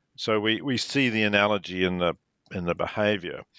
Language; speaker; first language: English; native; English